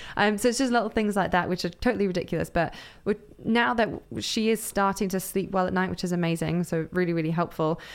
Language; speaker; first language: English; native; English